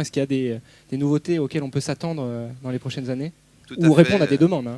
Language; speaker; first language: French; native; French